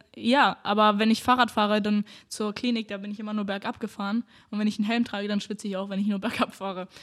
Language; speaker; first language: German; early bilingual, other home language; Romanian